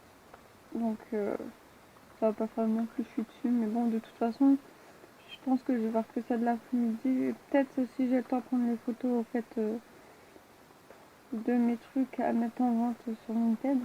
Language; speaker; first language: French; native; French